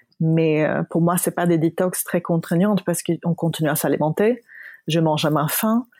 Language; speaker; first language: French; non-native, fluent; Swedish